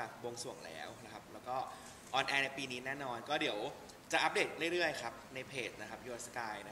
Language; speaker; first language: Thai; native; Thai